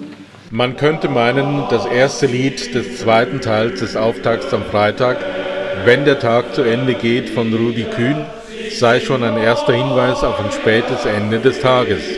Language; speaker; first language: German; native; German